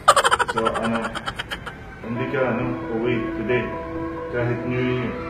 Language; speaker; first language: Filipino; non-native, learner; Arabic